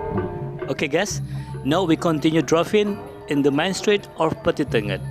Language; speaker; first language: English; non-native, local second language; Indonesian